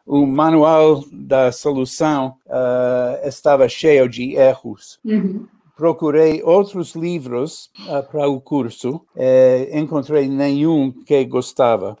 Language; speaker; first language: Portuguese; non-native, learner; English